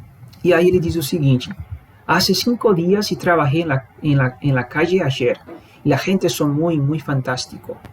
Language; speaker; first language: Spanish; non-native, fluent; Portuguese